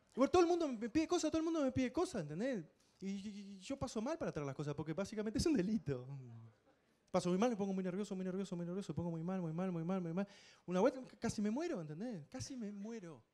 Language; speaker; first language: Spanish; native; Spanish